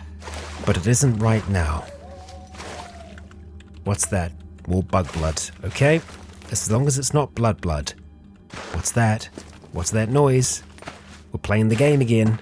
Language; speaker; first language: English; native; English